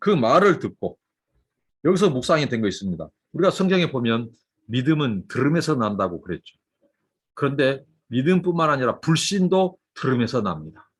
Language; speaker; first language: Korean; native; Korean